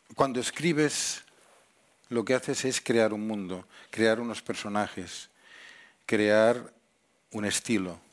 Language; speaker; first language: Spanish; non-native, local second language; Catalan